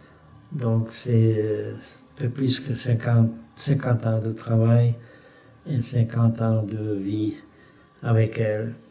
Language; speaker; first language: French; non-native, fluent; Czech